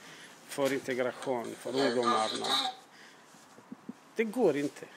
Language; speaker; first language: Swedish; non-native, learner; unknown